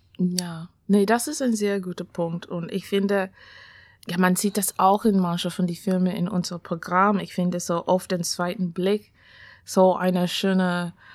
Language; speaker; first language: German; non-native, fluent; English